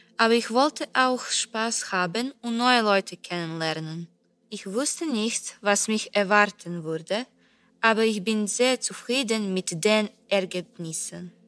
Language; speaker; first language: German; non-native, learner; Serbian